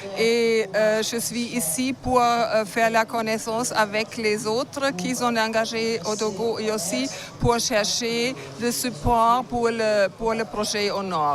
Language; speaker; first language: French; non-native, fluent; German